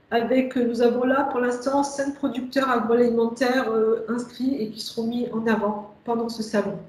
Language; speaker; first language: French; native; French